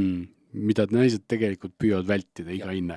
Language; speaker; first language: Estonian; native; Estonian